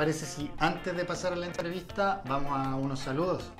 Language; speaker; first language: Spanish; native; Spanish